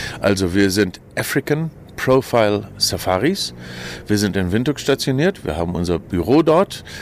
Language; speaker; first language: German; native; German